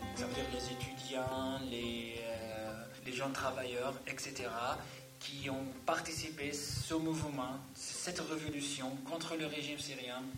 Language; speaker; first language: French; non-native, fluent; Arabic